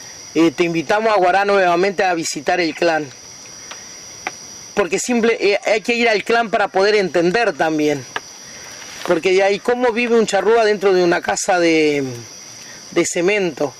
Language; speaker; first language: Spanish; native; Spanish